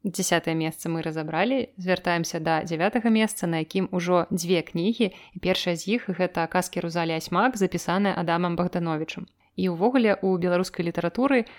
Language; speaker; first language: Belarusian; non-native, local second language; Russian